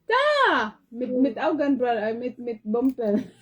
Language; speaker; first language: German; non-native, learner; Filipino